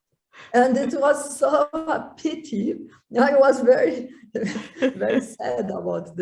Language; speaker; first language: English; non-native, learner; Portuguese